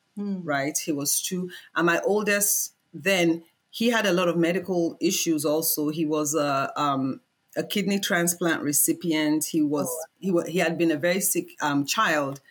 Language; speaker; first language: English; non-native, local second language; Yoruba